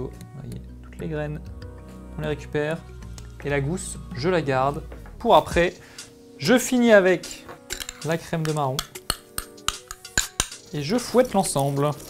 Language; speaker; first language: French; native; French